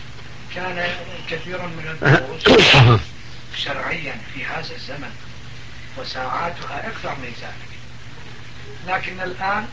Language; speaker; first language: Arabic; non-native, fluent; Turkish